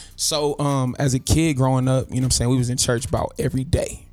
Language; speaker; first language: English; native; English